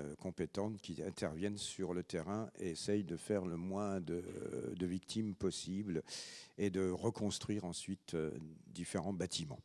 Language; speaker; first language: French; native; French